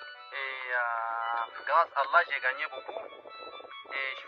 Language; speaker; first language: French; non-native, fluent; Arabic